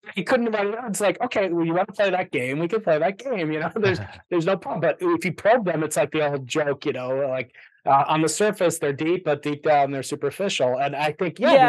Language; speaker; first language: English; native; English